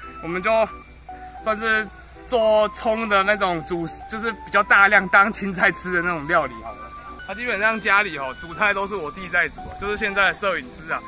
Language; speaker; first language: Chinese; native; Chinese